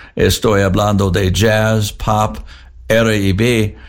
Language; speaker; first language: Spanish; non-native, learner; English